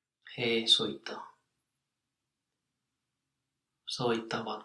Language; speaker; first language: Finnish; non-native, learner; English